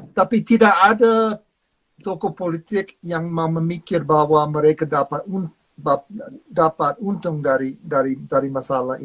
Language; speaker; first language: Indonesian; non-native, fluent; English